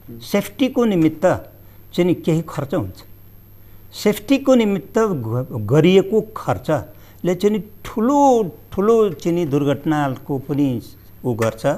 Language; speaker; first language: Nepali; native; Nepali